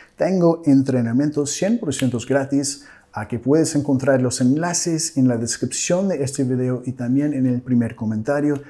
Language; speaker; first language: Spanish; non-native, fluent; English